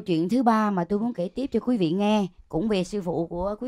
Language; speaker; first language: Vietnamese; native; Vietnamese